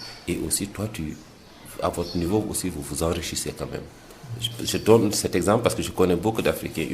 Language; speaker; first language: French; non-native, local second language; Wolof